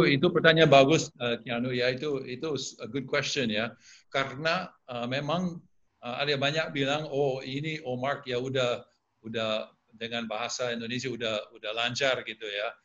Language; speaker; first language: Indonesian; non-native, fluent; English